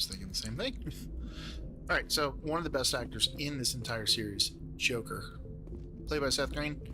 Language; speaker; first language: English; native; English